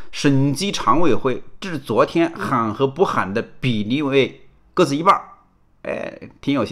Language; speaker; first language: Chinese; native; Chinese